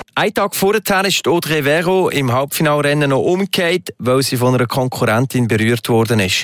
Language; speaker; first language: German; native; German